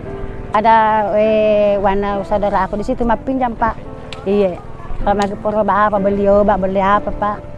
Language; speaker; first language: Indonesian; non-native, local second language; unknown